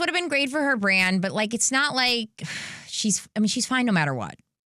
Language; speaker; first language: English; native; English